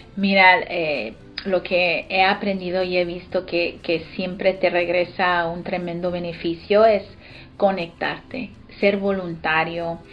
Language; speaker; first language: Spanish; early bilingual, heritage; Spanish